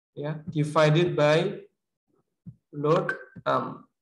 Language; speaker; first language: English; non-native, learner; Indonesian